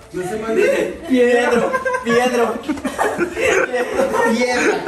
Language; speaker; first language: Spanish; native; Spanish